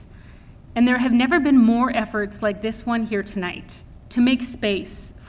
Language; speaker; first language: English; native; English